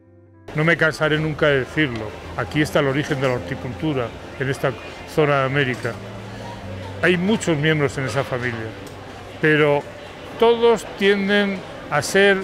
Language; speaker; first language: Spanish; native; Spanish